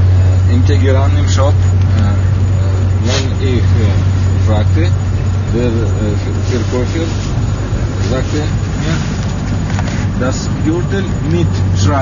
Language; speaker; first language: German; non-native, learner; Russian